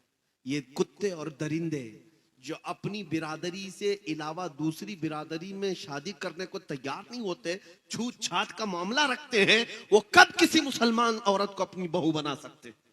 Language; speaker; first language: Hindi; native; Hindi